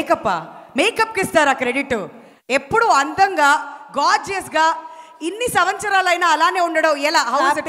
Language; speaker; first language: Telugu; native; Telugu